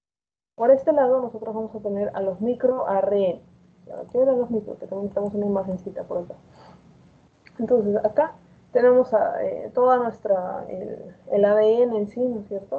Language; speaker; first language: Spanish; native; Spanish